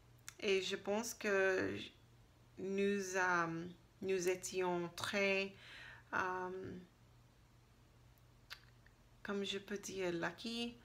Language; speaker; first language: French; non-native, learner; English